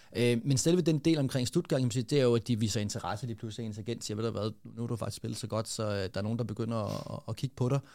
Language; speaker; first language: Danish; native; Danish